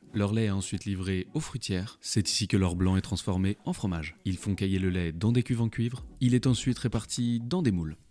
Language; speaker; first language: French; native; French